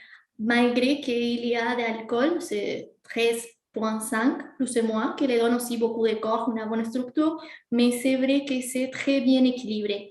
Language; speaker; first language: French; non-native, fluent; Spanish